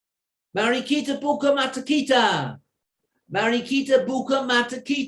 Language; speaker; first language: Indonesian; non-native, fluent; English